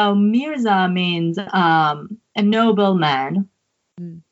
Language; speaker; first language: English; non-native, fluent; Persian